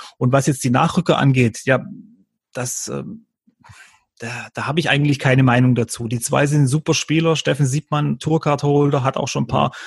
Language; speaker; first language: German; early bilingual, other home language; Croatian